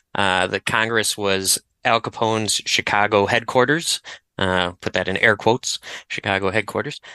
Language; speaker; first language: English; native; English